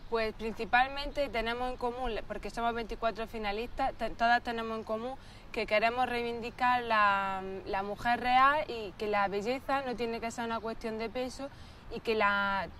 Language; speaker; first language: Spanish; native; Spanish